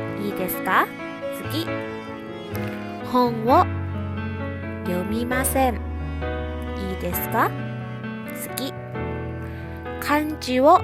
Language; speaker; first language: Japanese; non-native, fluent; Thai